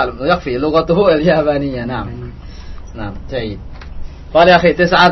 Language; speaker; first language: Arabic; non-native, fluent; Indonesian